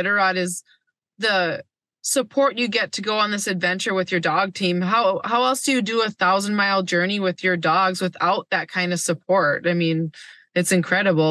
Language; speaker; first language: English; native; English